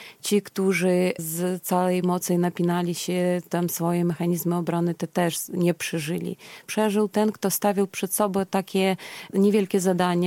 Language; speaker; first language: Polish; non-native, fluent; Russian